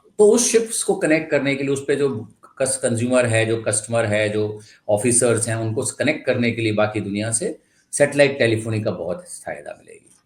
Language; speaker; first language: Hindi; non-native, local second language; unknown